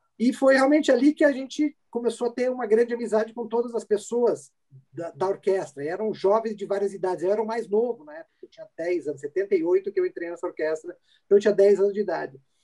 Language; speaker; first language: Portuguese; early bilingual, other home language; Italian